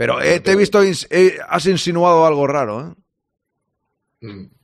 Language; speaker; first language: Spanish; native; Spanish